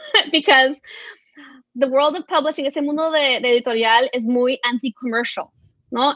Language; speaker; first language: Spanish; early bilingual, heritage; Spanish